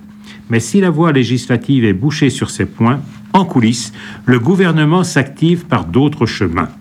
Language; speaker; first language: French; native; French